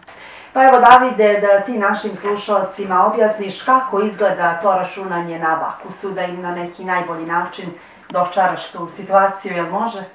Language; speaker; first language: Croatian; native; Croatian